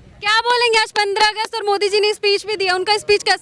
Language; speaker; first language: Hindi; native; Hindi